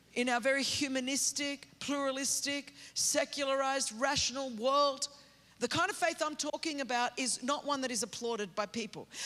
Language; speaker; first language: English; native; English